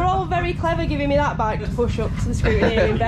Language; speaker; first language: English; native; English